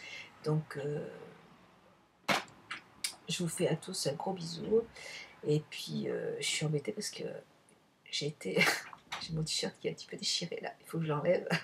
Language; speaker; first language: French; native; French